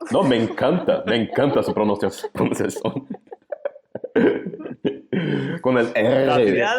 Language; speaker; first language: Spanish; non-native, fluent; Portuguese